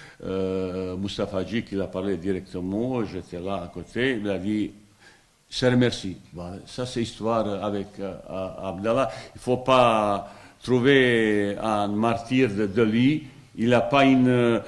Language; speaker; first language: French; non-native, fluent; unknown